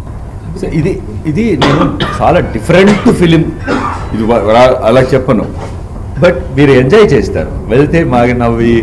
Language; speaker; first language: Telugu; non-native, local second language; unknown